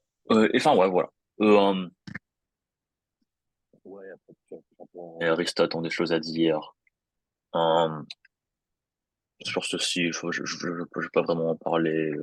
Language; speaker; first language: French; non-native, fluent; English